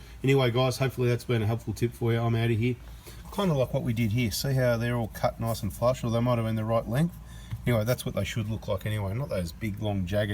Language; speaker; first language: English; native; English